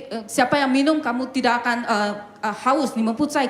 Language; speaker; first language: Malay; non-native, local second language; Chinese